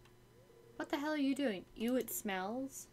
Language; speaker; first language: English; native; English